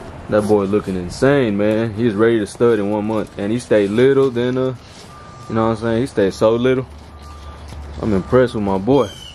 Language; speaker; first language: English; early bilingual, other home language; Spanish